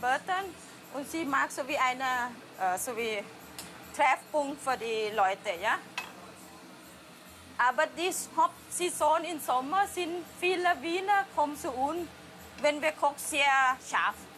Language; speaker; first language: German; non-native, learner; Thai